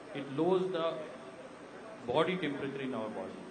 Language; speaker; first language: English; non-native, local second language; Hindi